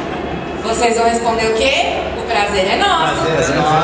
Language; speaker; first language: Portuguese; native; Portuguese